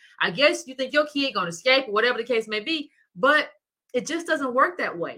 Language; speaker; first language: English; native; English